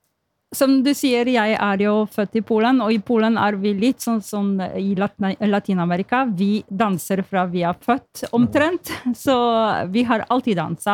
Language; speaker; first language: Norwegian; non-native, fluent; Polish